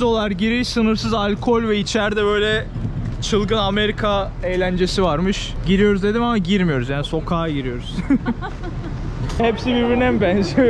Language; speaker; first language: Turkish; native; Turkish